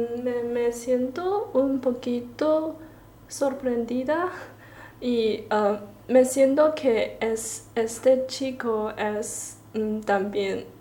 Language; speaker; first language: Spanish; non-native, learner; Chinese